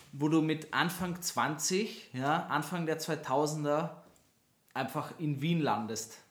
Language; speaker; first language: German; native; German